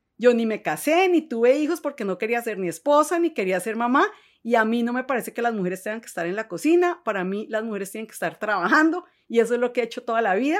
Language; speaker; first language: Spanish; native; Spanish